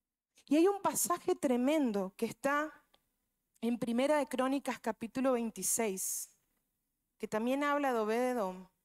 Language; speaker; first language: Spanish; native; Spanish